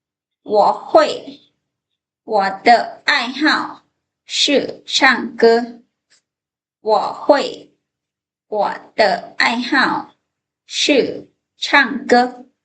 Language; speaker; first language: Chinese; non-native, fluent; Lao